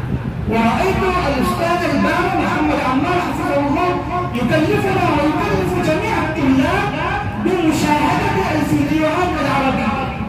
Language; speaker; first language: Arabic; non-native, fluent; Urdu